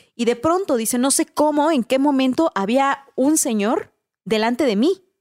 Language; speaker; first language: Spanish; native; Spanish